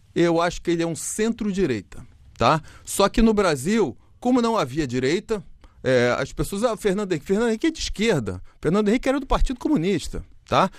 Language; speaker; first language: Portuguese; native; Portuguese